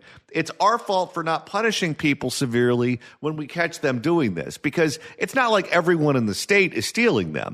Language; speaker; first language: English; native; English